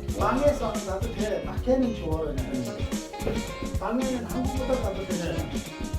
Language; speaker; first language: Korean; non-native, learner; Mongolian